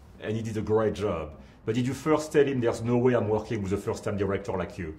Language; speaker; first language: English; non-native, fluent; French